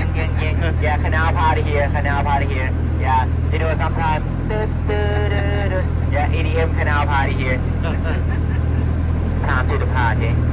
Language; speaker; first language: English; non-native, fluent; Thai